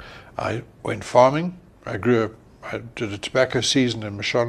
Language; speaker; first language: English; native; English